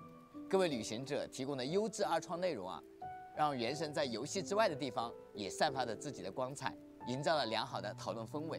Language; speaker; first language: Chinese; native; Chinese